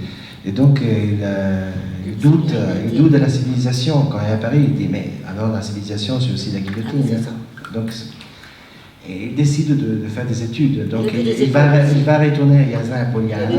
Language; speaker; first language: French; non-native, fluent; Italian